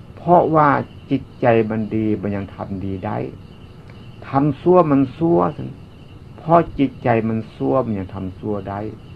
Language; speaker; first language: Thai; native; Thai